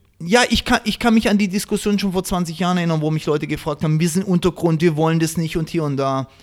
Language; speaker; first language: German; native; German